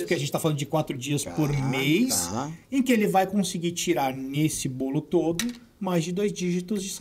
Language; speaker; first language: Portuguese; native; Portuguese